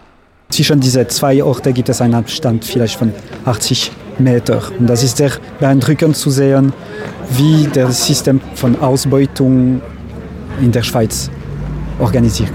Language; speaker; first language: German; non-native, local second language; French